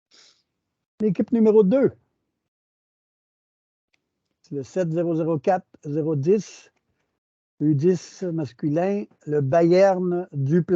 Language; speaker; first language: French; native; French